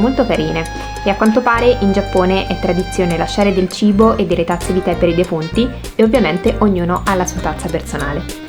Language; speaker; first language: Italian; native; Italian